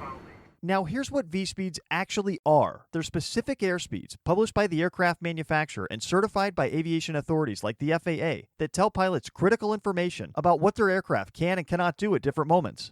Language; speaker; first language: English; native; English